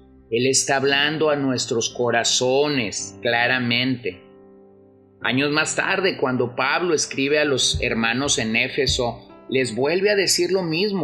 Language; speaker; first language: Spanish; native; Spanish